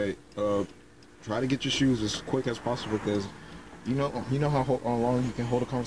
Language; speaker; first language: English; native; English